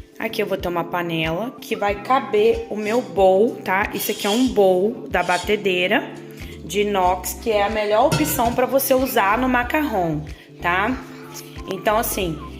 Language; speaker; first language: Portuguese; native; Portuguese